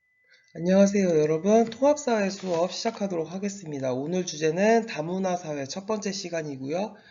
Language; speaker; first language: Korean; native; Korean